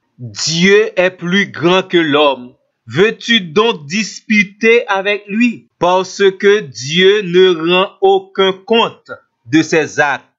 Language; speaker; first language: French; non-native, local second language; Haitian Creole